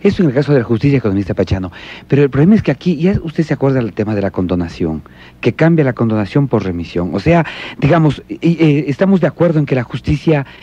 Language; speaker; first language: Spanish; native; Spanish